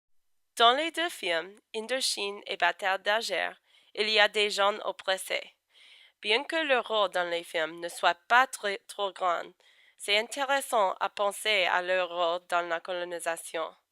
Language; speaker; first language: French; non-native, fluent; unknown